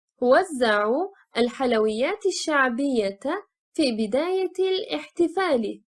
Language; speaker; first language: Arabic; non-native, fluent; Turkish